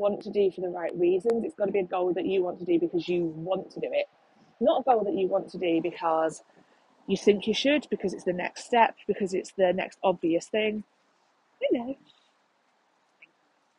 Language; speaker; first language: English; native; English